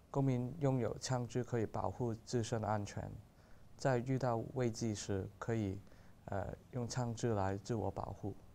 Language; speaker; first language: Chinese; non-native, local second language; Cantonese